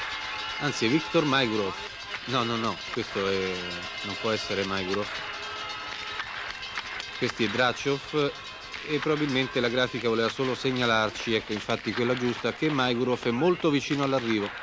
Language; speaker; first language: Italian; native; Italian